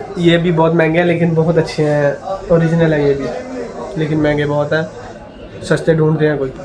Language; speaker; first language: Urdu; non-native, local second language; Punjabi